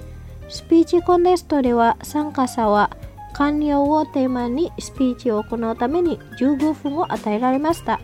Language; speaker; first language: Japanese; non-native, fluent; Indonesian